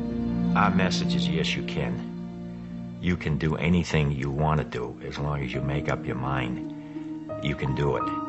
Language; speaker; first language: English; native; English